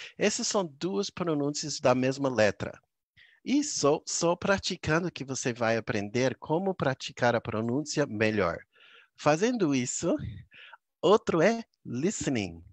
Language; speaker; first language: Portuguese; non-native, fluent; English